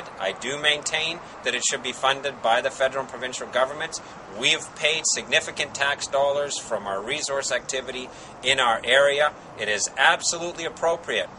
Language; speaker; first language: English; native; English